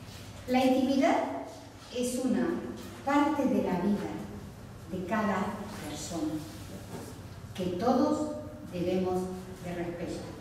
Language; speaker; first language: Spanish; non-native, local second language; Catalan